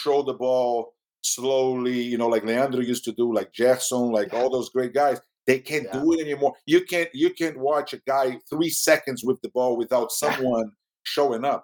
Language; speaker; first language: English; non-native, fluent; Portuguese